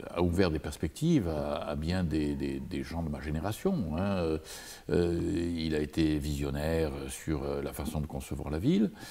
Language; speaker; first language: French; native; French